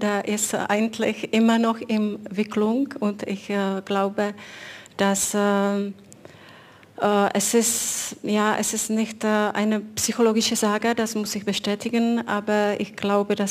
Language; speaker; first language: German; non-native, fluent; Czech